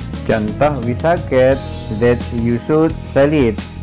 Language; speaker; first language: English; non-native, fluent; Indonesian